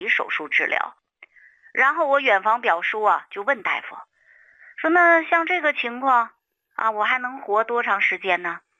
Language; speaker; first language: Chinese; native; Chinese